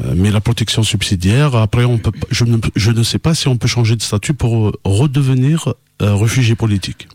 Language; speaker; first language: French; non-native, local second language; Kabyle